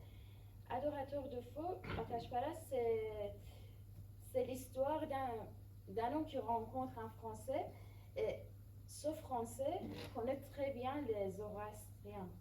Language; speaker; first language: French; non-native, fluent; Persian